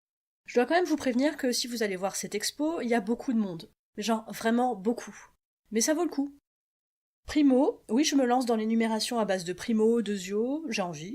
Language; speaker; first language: French; native; French